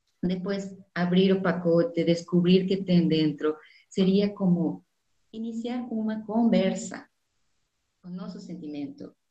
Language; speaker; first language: Spanish; non-native, fluent; Portuguese